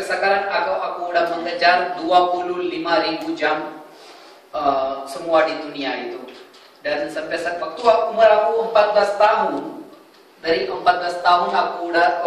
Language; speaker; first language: Indonesian; non-native, fluent; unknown